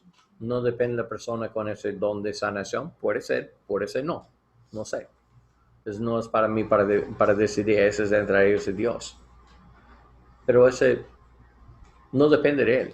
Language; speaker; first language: Spanish; non-native, learner; English